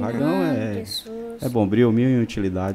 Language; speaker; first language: Portuguese; native; Portuguese